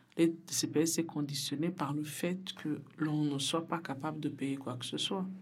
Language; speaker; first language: French; non-native, local second language; Rundi